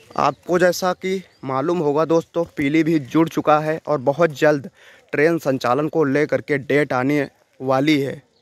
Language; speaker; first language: Hindi; native; Hindi